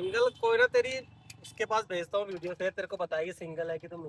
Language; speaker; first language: Hindi; non-native, local second language; Punjabi